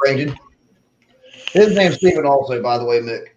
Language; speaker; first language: English; native; English